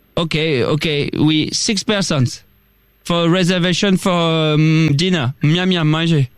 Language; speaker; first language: English; non-native, learner; French